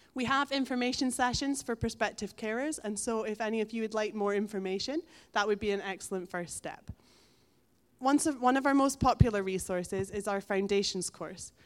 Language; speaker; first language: English; native; English